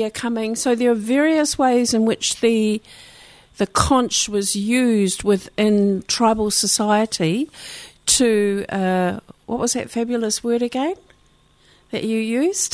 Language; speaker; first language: English; native; English